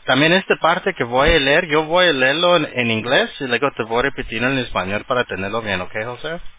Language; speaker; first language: Spanish; early bilingual, heritage; Spanish